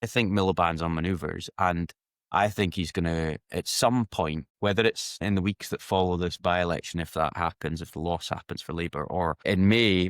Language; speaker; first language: English; native; English